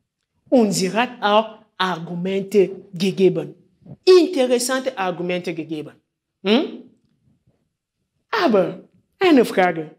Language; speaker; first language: German; non-native, fluent; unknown